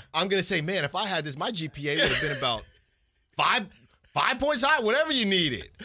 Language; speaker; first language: English; native; English